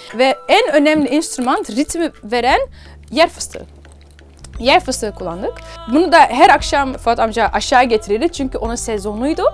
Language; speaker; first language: Turkish; early bilingual, heritage; Turkish